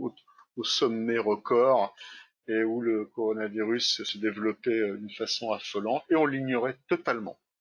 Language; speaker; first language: French; native; French